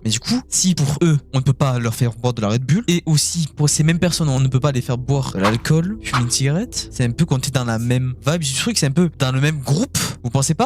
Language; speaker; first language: French; native; French